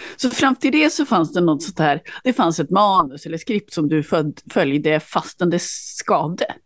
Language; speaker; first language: Swedish; native; Swedish